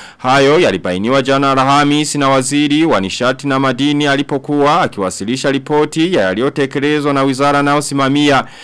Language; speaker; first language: Swahili; non-native, local second language; Rundi